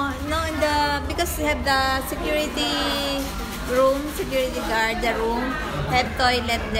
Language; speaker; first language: English; non-native, local second language; Filipino